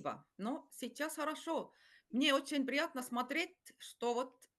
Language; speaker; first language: Russian; non-native, fluent; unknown